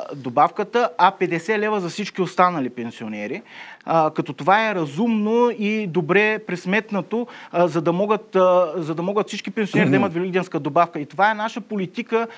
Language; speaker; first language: Bulgarian; native; Bulgarian